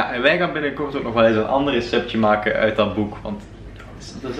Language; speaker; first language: Dutch; native; Dutch